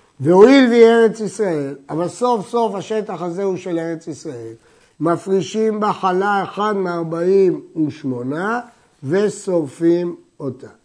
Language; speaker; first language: Hebrew; native; Hebrew